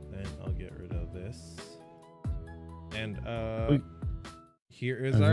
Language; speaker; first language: English; native; English